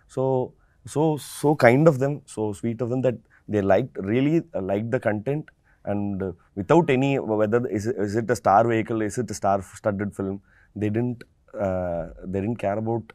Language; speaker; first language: English; non-native, local second language; Tamil